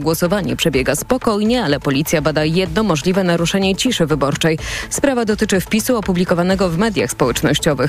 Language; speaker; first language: Polish; native; Polish